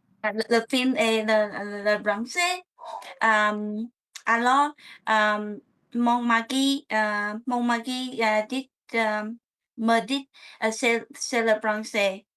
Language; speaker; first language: French; non-native, learner; Vietnamese